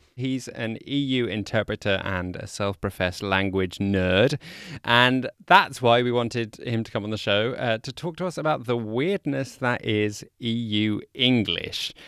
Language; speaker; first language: English; native; English